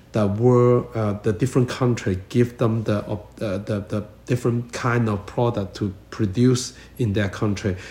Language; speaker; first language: English; non-native, learner; Chinese